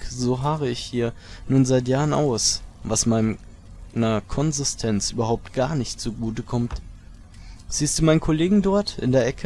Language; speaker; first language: German; native; German